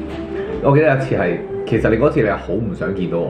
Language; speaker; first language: Chinese; native; Chinese